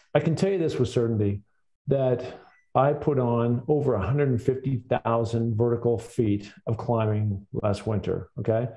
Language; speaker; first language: English; native; English